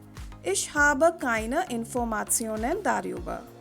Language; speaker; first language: German; non-native, fluent; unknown